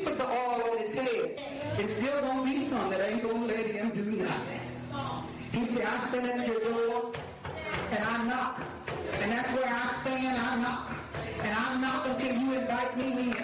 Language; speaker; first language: English; native; English